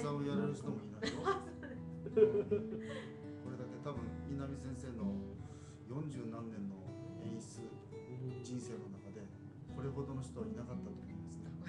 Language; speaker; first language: Japanese; native; Japanese